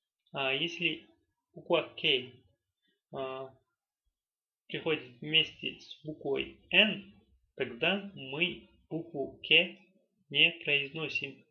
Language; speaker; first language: Russian; non-native, local second language; Tajik